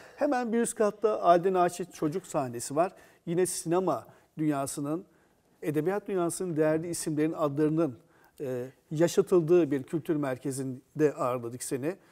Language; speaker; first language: Turkish; native; Turkish